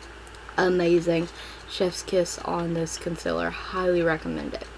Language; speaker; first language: English; native; English